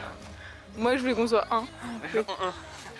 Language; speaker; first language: French; native; French